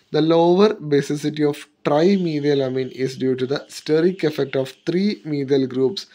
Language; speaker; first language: English; non-native, local second language; Malayalam